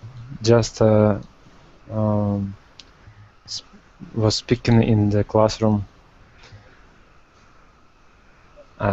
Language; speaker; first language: English; non-native, learner; Russian